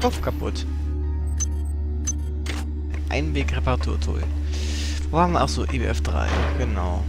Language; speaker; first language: German; native; German